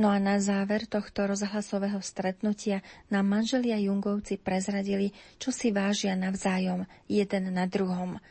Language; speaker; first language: Slovak; native; Slovak